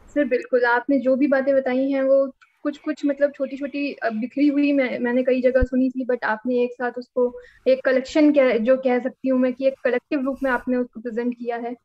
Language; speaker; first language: Hindi; native; Hindi